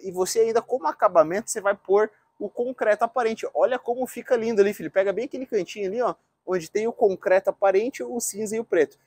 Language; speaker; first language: Portuguese; native; Portuguese